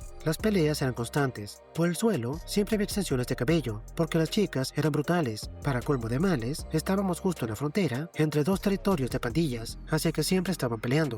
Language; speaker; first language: Spanish; native; Spanish